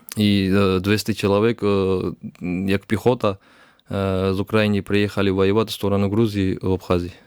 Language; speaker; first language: Ukrainian; non-native, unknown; Georgian